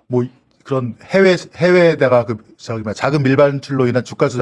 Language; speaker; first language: Korean; native; Korean